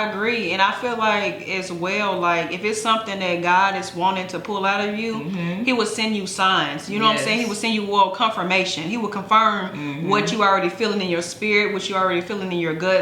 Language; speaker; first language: English; native; English